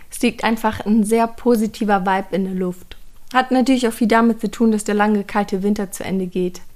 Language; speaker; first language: German; early bilingual, other home language; Persian